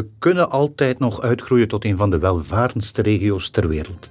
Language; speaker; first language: Dutch; native; Dutch